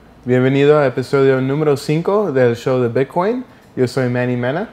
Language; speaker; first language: Spanish; early bilingual, heritage; Spanish